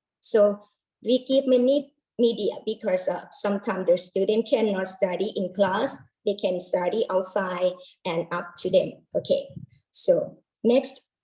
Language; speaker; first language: English; non-native, learner; Thai